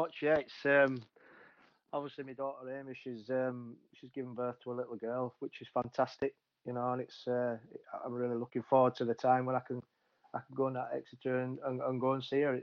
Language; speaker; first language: English; native; English